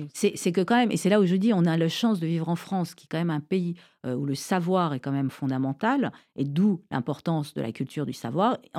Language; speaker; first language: French; early bilingual, other home language; Persian